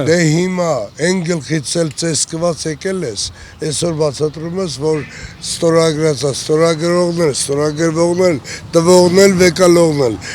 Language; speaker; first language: Armenian; native; Armenian